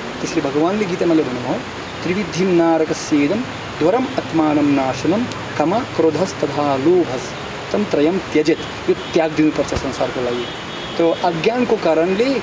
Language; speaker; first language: Nepali; non-native, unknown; Russian